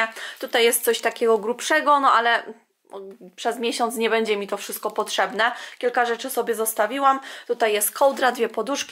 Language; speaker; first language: Polish; native; Polish